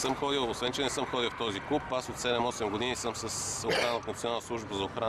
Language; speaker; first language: Bulgarian; native; Bulgarian